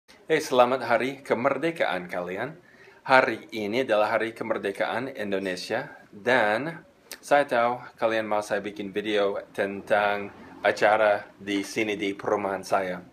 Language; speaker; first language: Indonesian; non-native, fluent; English